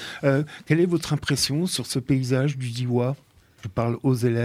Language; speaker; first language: French; native; French